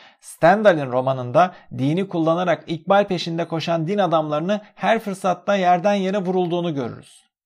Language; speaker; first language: Turkish; native; Turkish